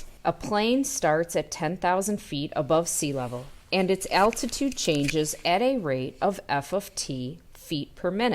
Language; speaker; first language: English; native; English